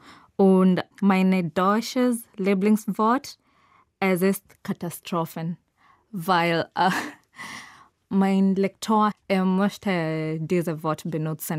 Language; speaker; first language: German; non-native, learner; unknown